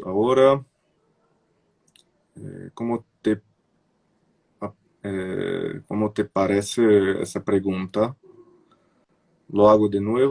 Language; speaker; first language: Spanish; non-native, fluent; Portuguese